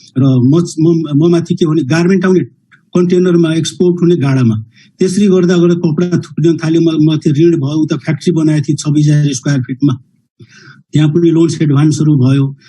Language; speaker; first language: Nepali; native; Nepali